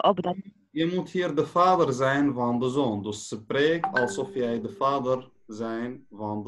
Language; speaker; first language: Dutch; non-native, fluent; Arabic